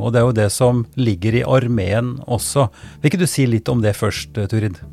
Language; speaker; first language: Norwegian; native; Norwegian